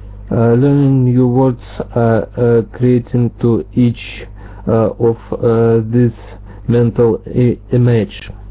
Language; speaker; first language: English; non-native, learner; Russian